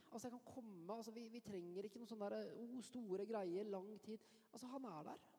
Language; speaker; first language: Norwegian; native; Norwegian